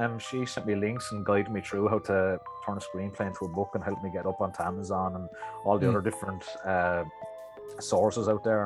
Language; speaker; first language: English; native; English